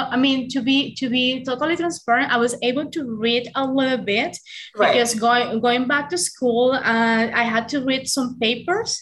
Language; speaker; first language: English; non-native, fluent; Spanish